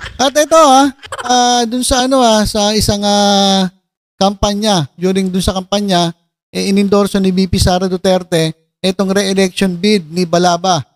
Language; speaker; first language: Filipino; native; Filipino